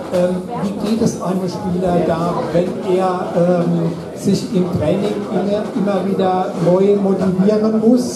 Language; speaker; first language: German; native; German